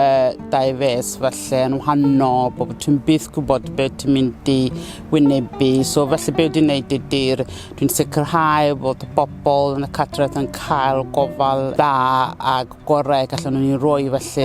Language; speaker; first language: Welsh; non-native, fluent; Southern Sotho